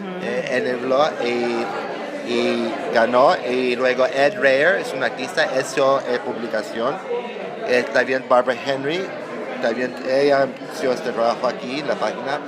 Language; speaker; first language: Spanish; non-native, learner; English